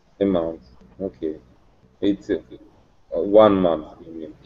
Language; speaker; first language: English; non-native, learner; Russian